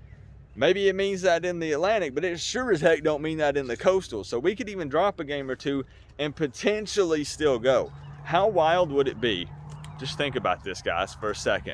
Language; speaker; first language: English; native; English